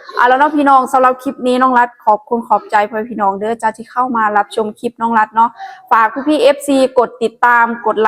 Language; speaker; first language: Thai; non-native, local second language; Northeastern Thai